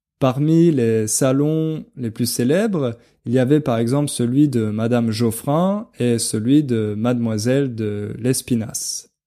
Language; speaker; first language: French; native; French